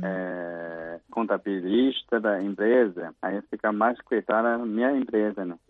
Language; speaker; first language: Portuguese; non-native, learner; Chinese